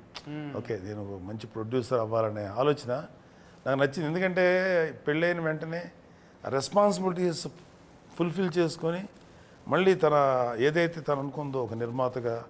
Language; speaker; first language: Telugu; native; Telugu